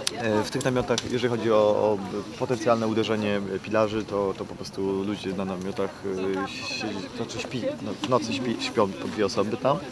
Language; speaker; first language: Polish; native; Polish